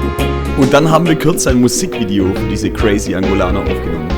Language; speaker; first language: German; native; German